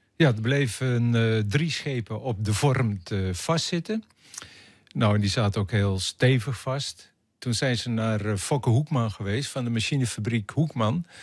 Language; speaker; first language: Dutch; native; Dutch